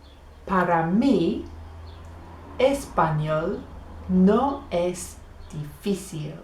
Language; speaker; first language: Spanish; non-native, fluent; English